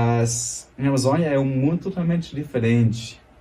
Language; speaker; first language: Portuguese; non-native, fluent; German